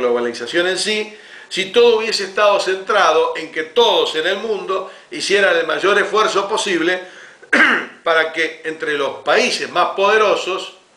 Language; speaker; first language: Spanish; native; Spanish